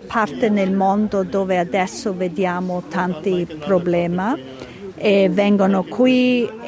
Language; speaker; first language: Italian; early bilingual, heritage; Italian